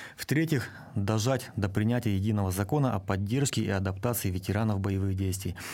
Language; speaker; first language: Russian; native; Russian